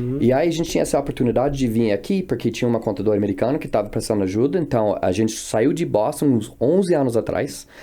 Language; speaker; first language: Portuguese; non-native, fluent; English